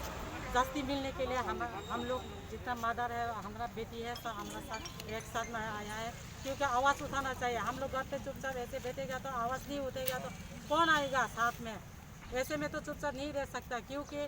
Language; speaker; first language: Hindi; non-native, local second language; Kok Borok